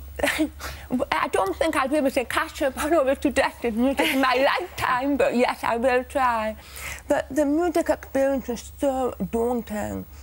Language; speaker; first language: English; native; English